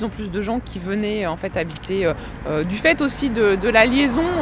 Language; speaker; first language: French; native; French